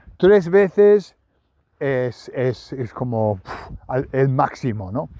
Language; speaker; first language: Spanish; non-native, fluent; English